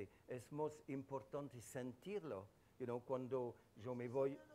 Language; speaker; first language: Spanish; non-native, fluent; French